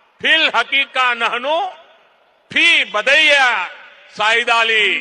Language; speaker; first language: Arabic; non-native, learner; Hindi